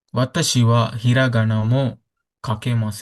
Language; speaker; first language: Japanese; non-native, learner; Sinhala